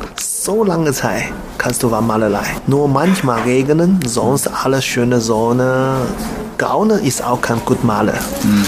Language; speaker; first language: German; non-native, learner; Chinese